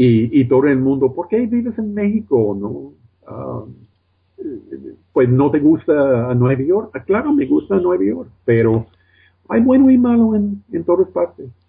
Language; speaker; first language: Spanish; non-native, fluent; English